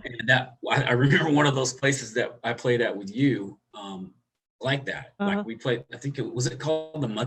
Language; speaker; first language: English; native; English